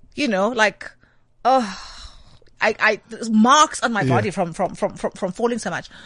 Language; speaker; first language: English; non-native, local second language; Xhosa